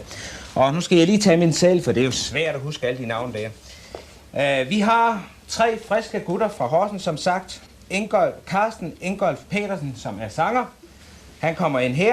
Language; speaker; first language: Danish; native; Danish